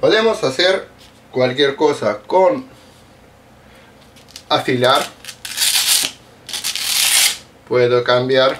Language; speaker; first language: Spanish; non-native, learner; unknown